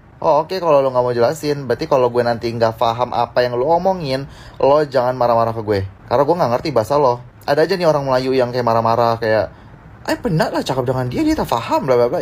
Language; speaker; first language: Indonesian; native; Indonesian